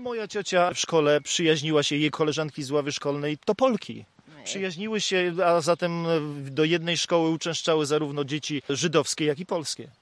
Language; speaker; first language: Polish; native; Polish